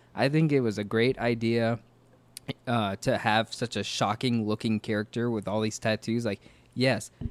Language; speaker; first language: English; native; English